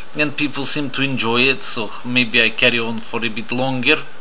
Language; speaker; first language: English; native; English